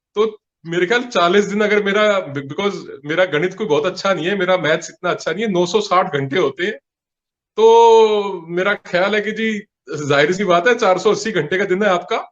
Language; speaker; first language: Hindi; non-native, local second language; Punjabi